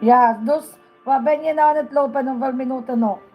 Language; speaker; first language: Dutch; non-native, learner; Filipino